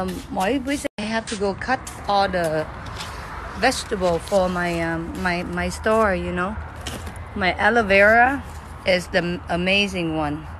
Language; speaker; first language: English; non-native, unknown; Vietnamese